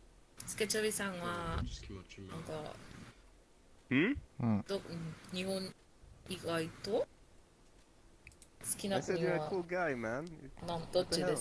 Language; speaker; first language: Japanese; non-native, learner; Spanish